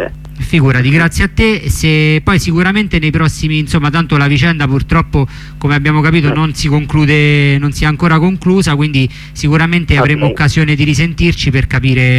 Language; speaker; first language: Italian; native; Italian